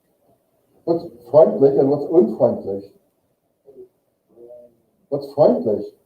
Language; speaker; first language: German; non-native, learner; English